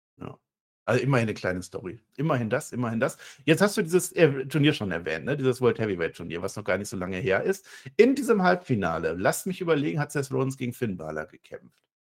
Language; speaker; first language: German; native; German